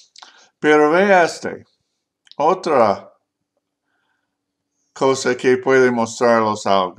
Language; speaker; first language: Spanish; non-native, learner; English